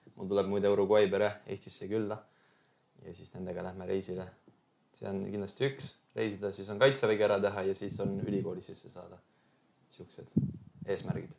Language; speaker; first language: Estonian; native; Estonian